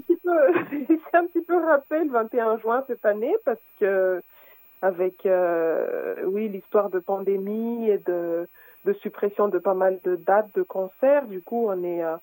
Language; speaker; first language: French; non-native, local second language; Malagasy